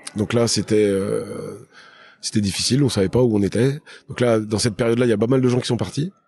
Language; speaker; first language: French; native; French